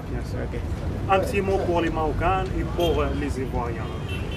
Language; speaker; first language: French; non-native, local second language; Arabic